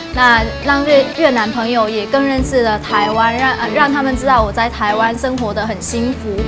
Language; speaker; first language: Chinese; non-native, fluent; Vietnamese